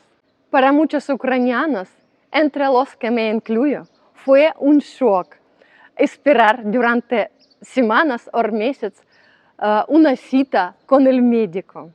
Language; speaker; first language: Spanish; non-native, learner; Russian